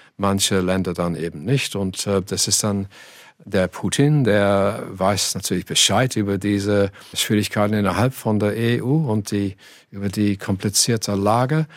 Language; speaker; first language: German; non-native, fluent; English